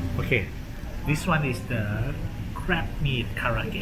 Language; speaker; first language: English; non-native, learner; Thai